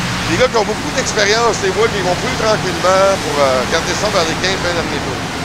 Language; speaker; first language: French; native; French